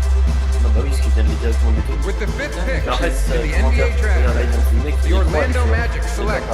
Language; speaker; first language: French; native; French